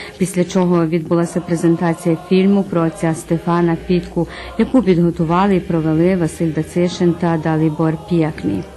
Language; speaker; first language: Ukrainian; early bilingual, heritage; Ukrainian